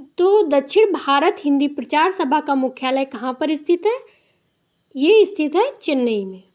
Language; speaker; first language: Hindi; native; Hindi